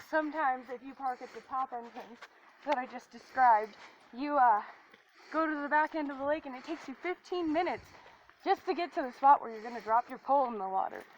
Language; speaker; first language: English; native; English